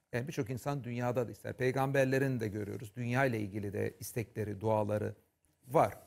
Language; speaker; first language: Turkish; native; Turkish